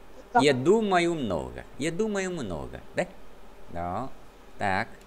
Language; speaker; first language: Russian; non-native, fluent; Vietnamese